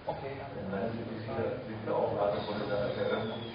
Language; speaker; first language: German; non-native, fluent; Chinese